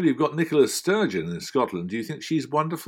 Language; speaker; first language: English; native; English